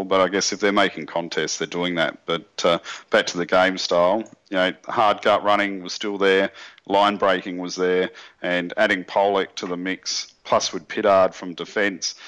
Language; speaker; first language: English; native; English